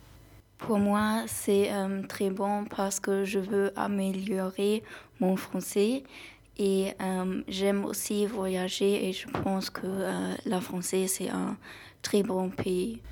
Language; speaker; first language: French; non-native, learner; German